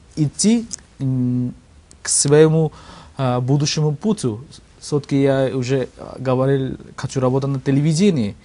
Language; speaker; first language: Russian; non-native, learner; Bangla